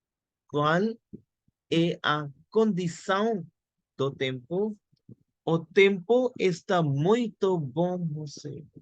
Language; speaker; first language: Portuguese; non-native, learner; Hindi